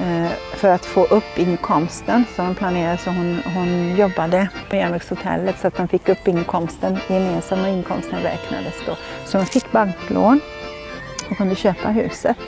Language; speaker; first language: Swedish; native; Swedish